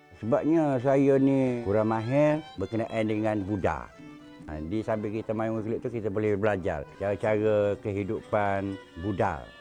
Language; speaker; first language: Malay; early bilingual, other home language; Min Nan Chinese